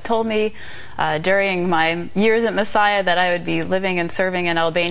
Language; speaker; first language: English; native; English